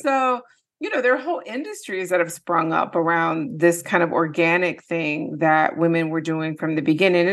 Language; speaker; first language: English; native; English